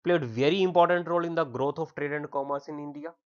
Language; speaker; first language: English; non-native, local second language; Punjabi